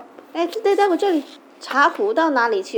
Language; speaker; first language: Chinese; native; Chinese